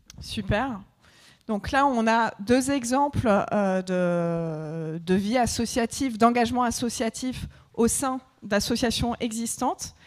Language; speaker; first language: French; native; French